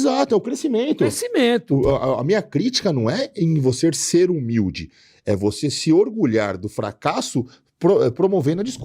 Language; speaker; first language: Portuguese; native; Portuguese